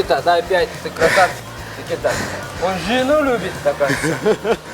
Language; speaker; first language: Russian; non-native, local second language; Kyrgyz